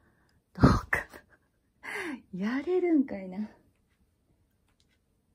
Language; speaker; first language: Japanese; native; Japanese